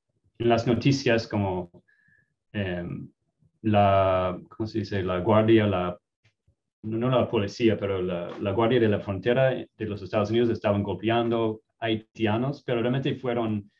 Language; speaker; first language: Spanish; non-native, fluent; English